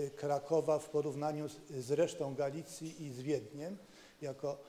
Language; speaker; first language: Polish; native; Polish